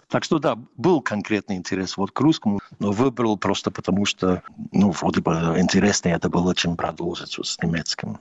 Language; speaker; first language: Russian; non-native, fluent; English